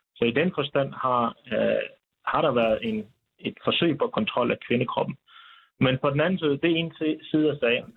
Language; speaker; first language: Danish; early bilingual, other home language; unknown